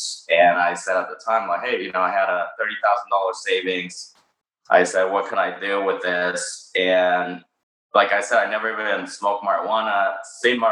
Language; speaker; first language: English; non-native, fluent; Spanish